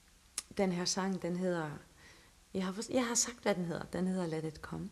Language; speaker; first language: Danish; non-native, local second language; Faroese